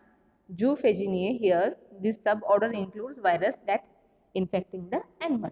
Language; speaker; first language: English; non-native, local second language; Kannada